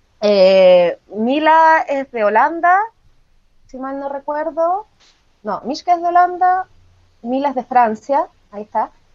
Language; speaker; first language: Spanish; native; Spanish